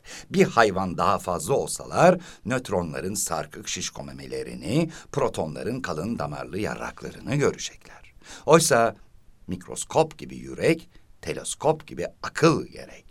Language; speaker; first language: Turkish; native; Turkish